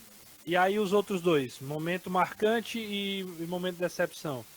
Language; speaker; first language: Portuguese; native; Portuguese